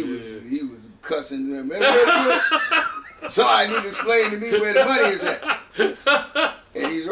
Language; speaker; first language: English; native; English